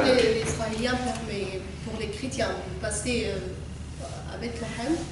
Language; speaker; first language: French; non-native, learner; Arabic